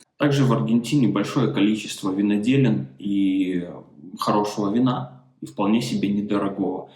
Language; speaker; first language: Russian; native; Russian